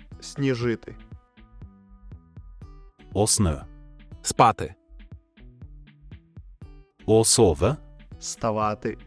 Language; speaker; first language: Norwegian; non-native, fluent; Ukrainian